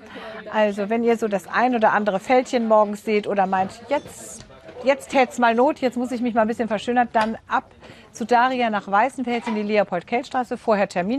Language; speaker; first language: German; native; German